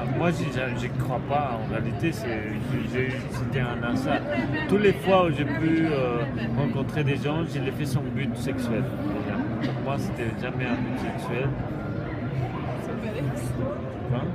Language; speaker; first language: French; non-native, fluent; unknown